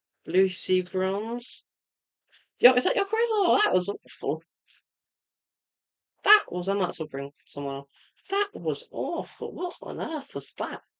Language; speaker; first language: English; native; English